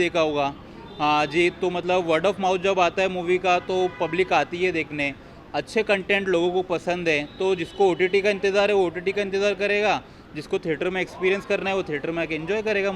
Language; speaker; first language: Hindi; native; Hindi